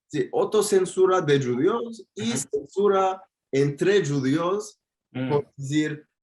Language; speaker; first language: Spanish; non-native, fluent; Turkish